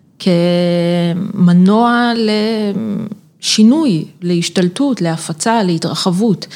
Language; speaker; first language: Hebrew; native; Hebrew